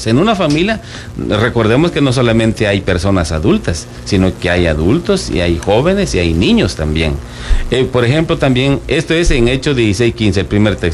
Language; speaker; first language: Spanish; native; Spanish